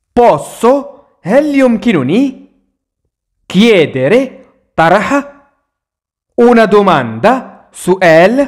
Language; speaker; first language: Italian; non-native, fluent; Arabic